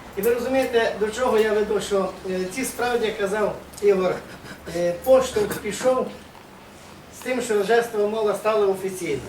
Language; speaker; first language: Ukrainian; native; Ukrainian